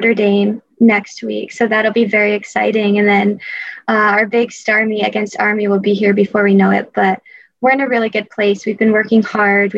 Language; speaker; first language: English; native; English